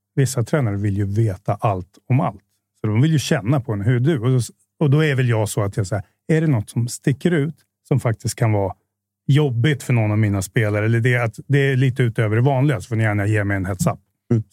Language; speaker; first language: Swedish; native; Swedish